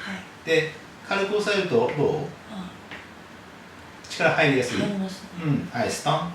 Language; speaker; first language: Japanese; native; Japanese